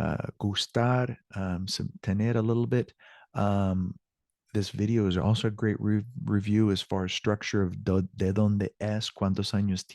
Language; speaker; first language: Spanish; non-native, learner; English